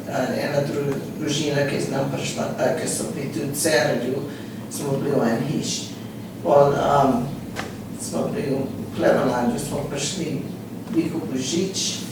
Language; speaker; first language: Slovenian; early bilingual, heritage; Slovenian